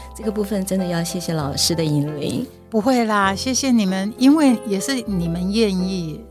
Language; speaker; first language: Chinese; non-native, local second language; Min Nan Chinese